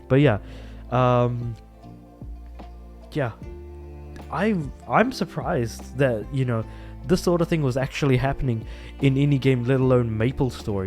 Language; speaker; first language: English; native; English